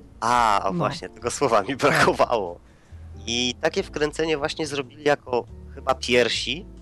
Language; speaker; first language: Polish; native; Polish